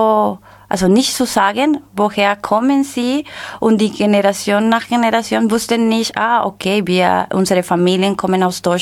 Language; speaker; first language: German; non-native, learner; Spanish